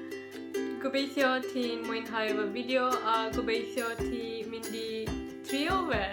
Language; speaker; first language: Welsh; non-native, learner; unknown